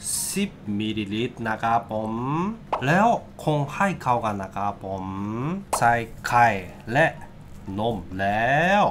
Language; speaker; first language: Thai; non-native, learner; Japanese